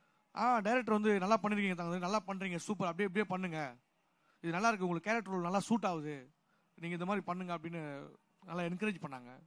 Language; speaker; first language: Tamil; native; Tamil